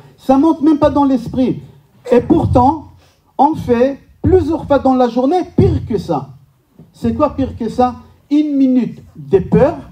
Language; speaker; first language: French; non-native, fluent; Hebrew